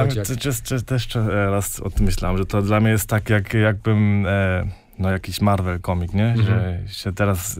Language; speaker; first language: Polish; early bilingual, heritage; Polish